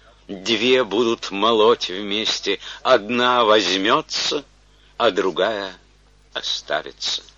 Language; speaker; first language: Russian; native; Russian